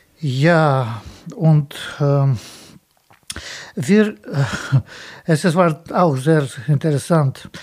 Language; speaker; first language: German; non-native, fluent; Russian